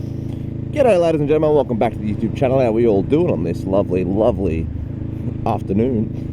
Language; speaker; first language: English; native; English